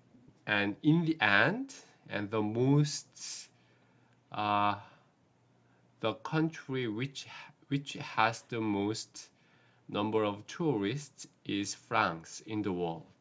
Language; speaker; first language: English; non-native, learner; Korean